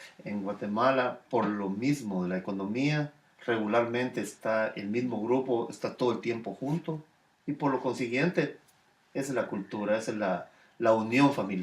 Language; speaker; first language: Spanish; native; Spanish